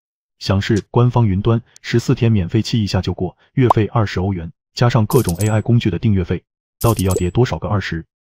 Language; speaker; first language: Chinese; native; Chinese